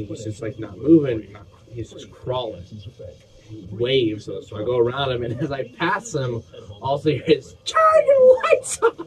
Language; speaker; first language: English; native; English